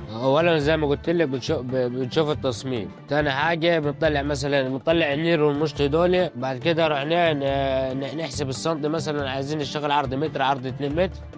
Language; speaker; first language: Egyptian Arabic; native; Egyptian Arabic